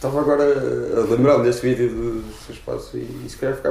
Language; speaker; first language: Portuguese; native; Portuguese